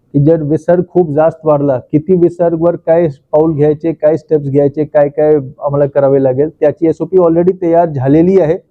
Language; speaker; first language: Marathi; non-native, local second language; Hindi